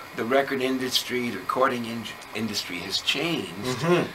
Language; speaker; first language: English; native; English